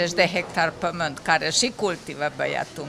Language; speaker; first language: Romanian; non-native, local second language; Hungarian